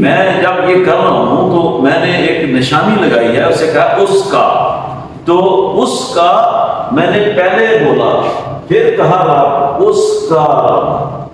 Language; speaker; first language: Urdu; native; Urdu